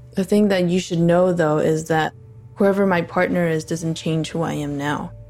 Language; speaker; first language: English; early bilingual, other home language; Chinese